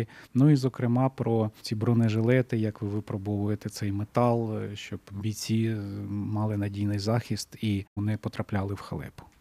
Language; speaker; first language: Ukrainian; native; Ukrainian